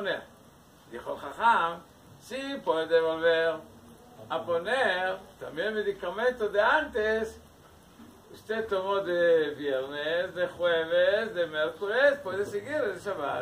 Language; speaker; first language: Spanish; non-native, learner; Hebrew